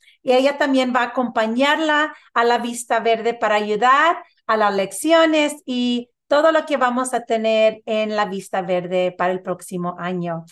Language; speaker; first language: Spanish; early bilingual, heritage; Spanish